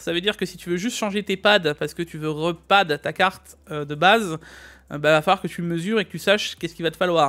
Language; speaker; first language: French; native; French